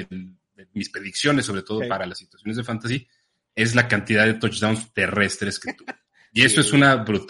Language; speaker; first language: Spanish; native; Spanish